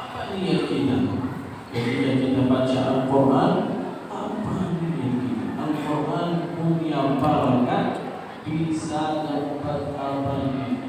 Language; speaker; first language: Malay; non-native, learner; Arabic